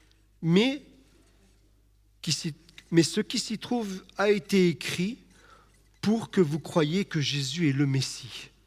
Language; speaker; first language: French; native; French